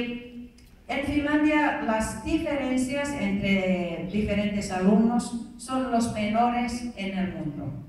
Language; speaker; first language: Spanish; non-native, fluent; Finnish